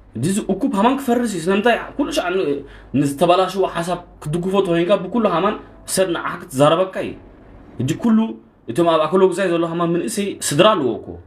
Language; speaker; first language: Tigrinya; native; Tigrinya